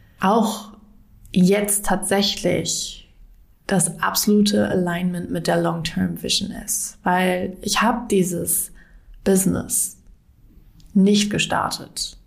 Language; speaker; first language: German; native; German